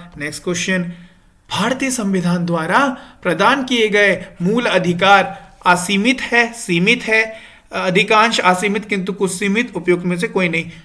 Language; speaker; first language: Hindi; non-native, local second language; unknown